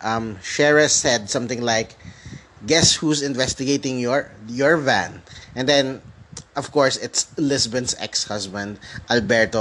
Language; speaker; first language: English; non-native, local second language; Filipino